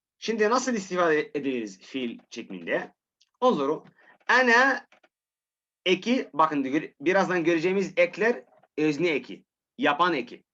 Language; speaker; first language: Turkish; non-native, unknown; Arabic